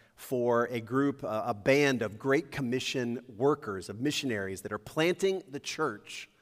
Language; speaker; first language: English; native; English